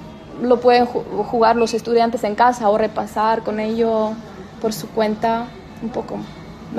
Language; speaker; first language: Spanish; non-native, fluent; Czech